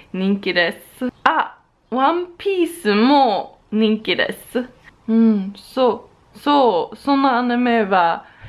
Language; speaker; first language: Japanese; non-native, learner; Swedish